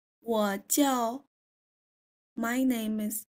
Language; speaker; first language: English; non-native, fluent; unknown